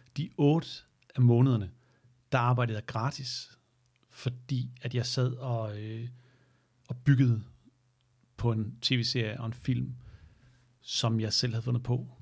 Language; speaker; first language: Danish; native; Danish